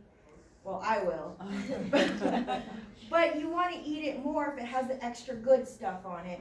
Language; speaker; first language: English; native; English